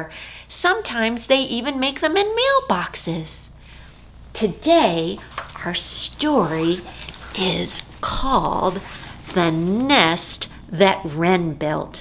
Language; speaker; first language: English; native; English